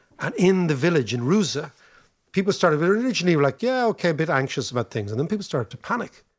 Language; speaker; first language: English; native; English